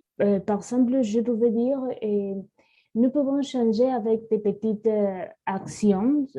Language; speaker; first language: French; non-native, learner; Spanish